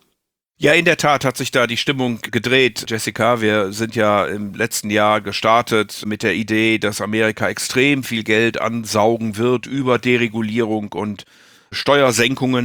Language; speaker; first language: German; native; German